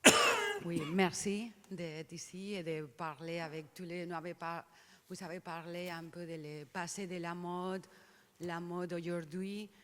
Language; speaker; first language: French; non-native, learner; Spanish